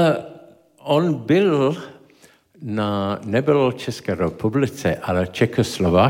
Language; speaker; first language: Czech; non-native, learner; English